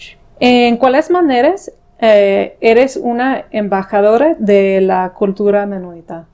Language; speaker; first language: Spanish; non-native, fluent; English